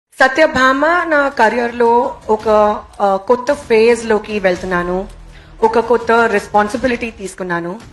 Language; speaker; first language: Telugu; non-native, local second language; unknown